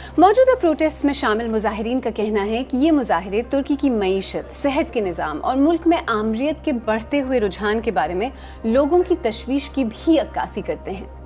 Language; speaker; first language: Urdu; native; Urdu